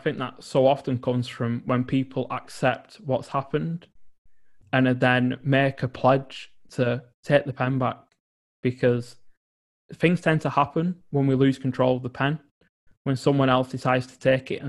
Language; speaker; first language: English; native; English